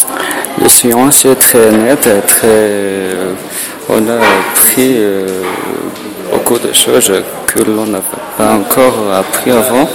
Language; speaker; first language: French; non-native, learner; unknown